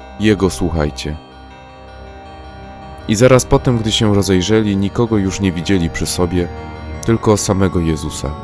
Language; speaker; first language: Polish; native; Polish